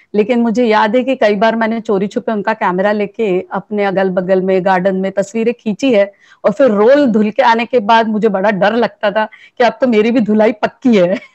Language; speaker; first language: Hindi; native; Hindi